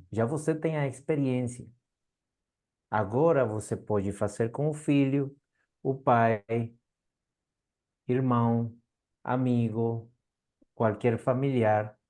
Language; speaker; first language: Portuguese; non-native, fluent; Spanish